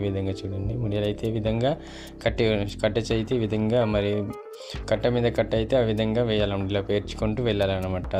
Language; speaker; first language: Telugu; non-native, local second language; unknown